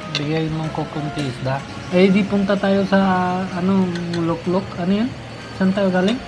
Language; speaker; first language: Filipino; non-native, learner; Hindi